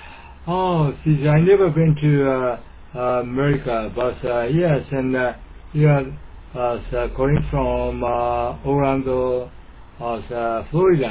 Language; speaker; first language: English; non-native, learner; Japanese